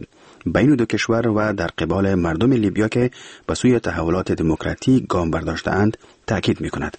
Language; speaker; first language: Persian; native; Persian